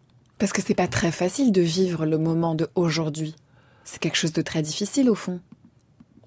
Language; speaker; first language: French; native; French